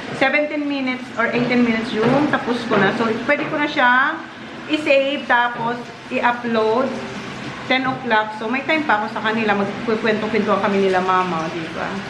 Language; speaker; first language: Filipino; non-native, local second language; Bikol